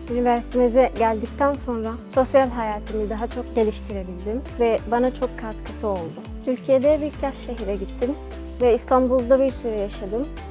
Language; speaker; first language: Turkish; non-native, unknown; Arabic